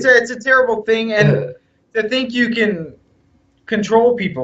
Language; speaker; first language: English; native; English